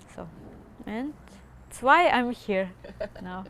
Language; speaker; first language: English; non-native, learner; Ukrainian